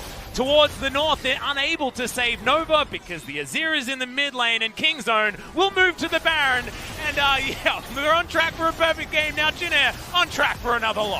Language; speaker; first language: English; native; English